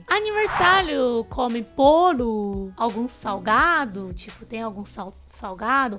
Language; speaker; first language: Portuguese; non-native, fluent; Chinese